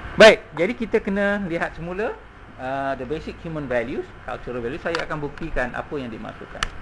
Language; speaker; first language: Malay; native; Malay